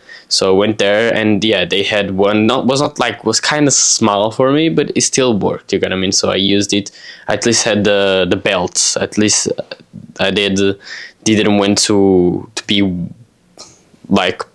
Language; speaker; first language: English; non-native, fluent; Portuguese